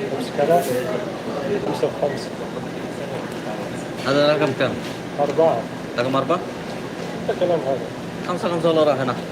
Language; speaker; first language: Arabic; non-native, learner; Bangla